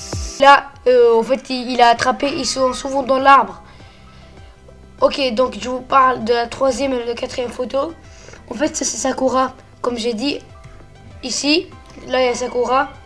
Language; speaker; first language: French; early bilingual, other home language; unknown